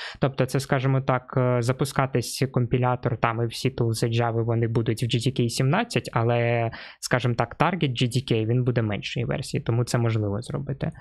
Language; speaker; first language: Ukrainian; non-native, local second language; Russian